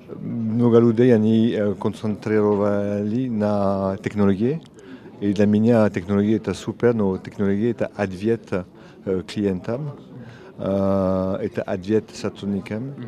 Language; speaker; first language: Russian; non-native, learner; French